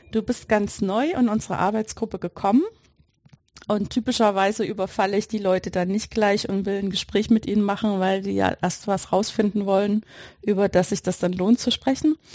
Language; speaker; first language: German; native; German